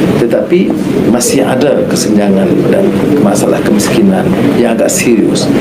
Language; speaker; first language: Malay; native; Malay